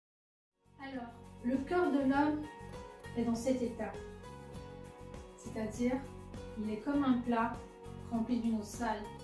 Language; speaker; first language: French; native; French